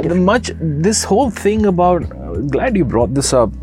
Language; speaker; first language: English; non-native, local second language; Gujarati